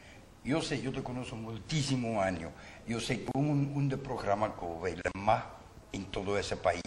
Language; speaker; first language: Spanish; non-native, learner; Dutch